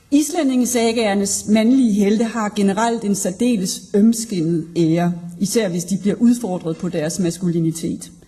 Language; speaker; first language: Danish; native; Danish